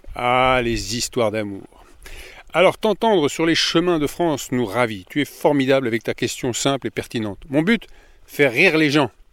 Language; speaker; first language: French; native; French